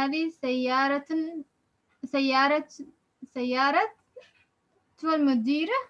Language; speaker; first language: Arabic; non-native, learner; English